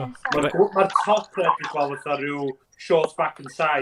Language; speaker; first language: Welsh; native; Welsh